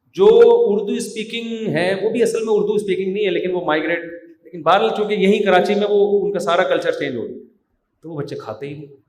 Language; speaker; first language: Urdu; native; Urdu